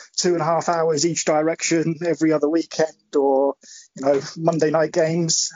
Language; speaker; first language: English; native; English